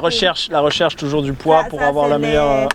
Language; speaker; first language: French; native; French